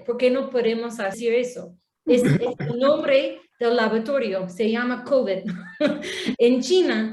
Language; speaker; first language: Spanish; non-native, learner; English